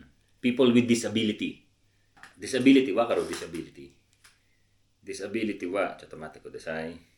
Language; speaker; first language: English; non-native, local second language; Filipino